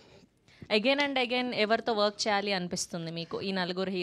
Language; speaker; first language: Telugu; native; Telugu